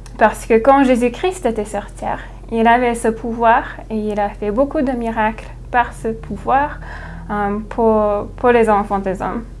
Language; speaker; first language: French; non-native, fluent; English